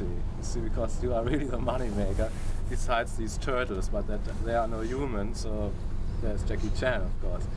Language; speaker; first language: English; non-native, fluent; German